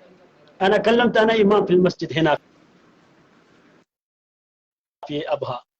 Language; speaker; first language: Arabic; non-native, learner; Pashto